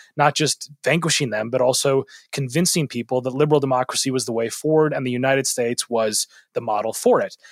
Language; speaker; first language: English; native; English